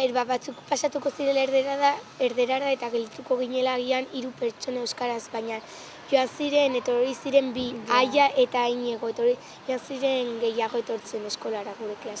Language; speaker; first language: Basque; non-native, local second language; Spanish